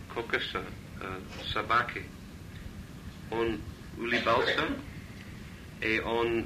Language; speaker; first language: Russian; non-native, learner; English